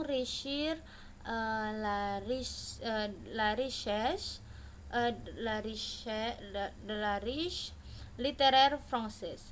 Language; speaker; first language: French; non-native, learner; Indonesian